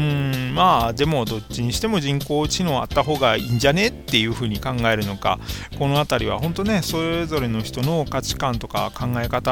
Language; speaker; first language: Japanese; native; Japanese